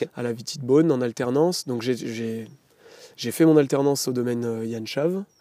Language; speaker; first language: French; native; French